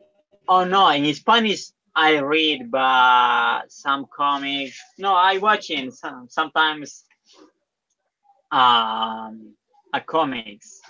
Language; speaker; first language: English; non-native, learner; Spanish